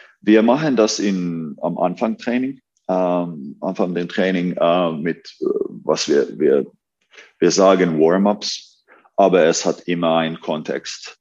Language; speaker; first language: German; non-native, learner; Finnish